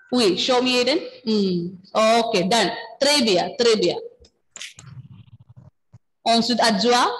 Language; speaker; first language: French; non-native, fluent; Malayalam